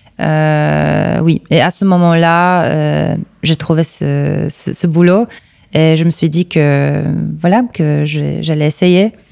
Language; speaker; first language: French; non-native, fluent; Polish